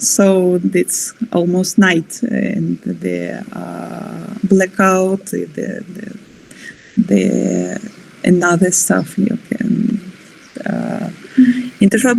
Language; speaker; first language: English; non-native, learner; Spanish